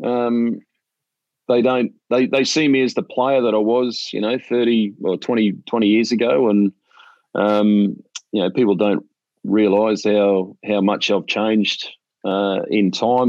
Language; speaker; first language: English; native; English